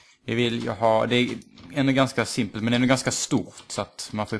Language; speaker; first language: Swedish; native; Swedish